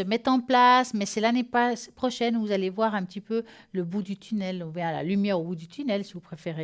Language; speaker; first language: French; native; French